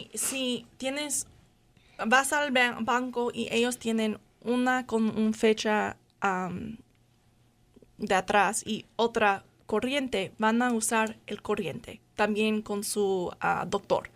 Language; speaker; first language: Spanish; non-native, learner; English